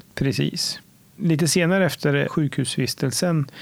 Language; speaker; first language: Swedish; native; Swedish